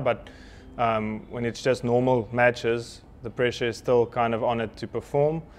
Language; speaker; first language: English; non-native, local second language; Afrikaans